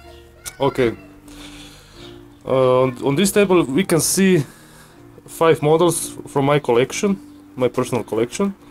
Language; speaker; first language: English; non-native, learner; Croatian